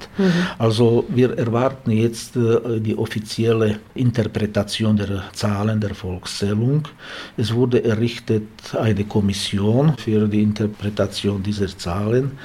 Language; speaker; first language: German; non-native, fluent; Slovak